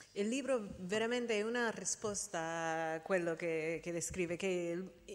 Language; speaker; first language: Italian; non-native, fluent; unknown